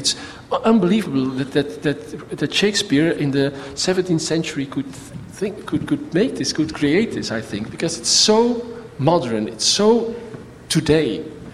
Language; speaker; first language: English; non-native, fluent; Dutch